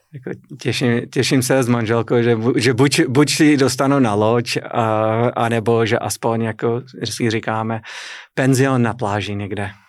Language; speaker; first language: Czech; non-native, fluent; English